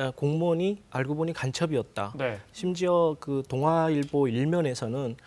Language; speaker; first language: Korean; native; Korean